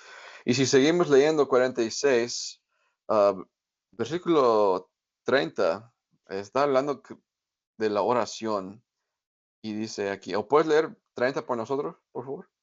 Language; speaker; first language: Spanish; non-native, fluent; English